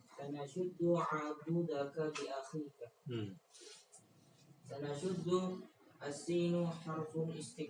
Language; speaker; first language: Arabic; non-native, learner; Indonesian